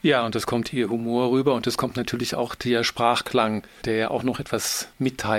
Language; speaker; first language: German; native; German